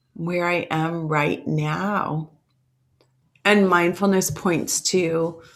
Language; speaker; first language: English; early bilingual, other home language; Italian